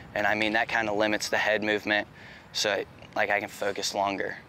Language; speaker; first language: English; native; English